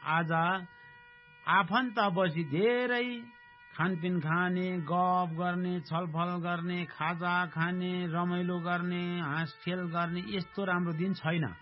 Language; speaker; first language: Nepali; non-native, local second language; Eastern Tamang